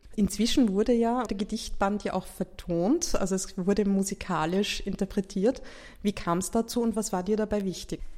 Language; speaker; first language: German; native; German